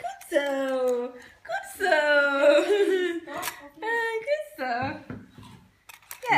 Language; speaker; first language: Dutch; non-native, learner; Thai